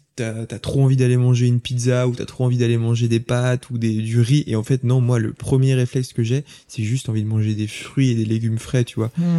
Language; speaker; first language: French; native; French